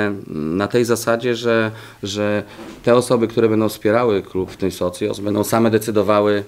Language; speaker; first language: Polish; native; Polish